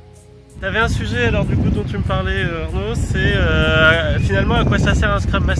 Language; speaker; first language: French; native; French